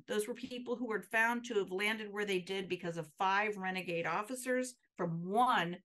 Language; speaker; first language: English; native; English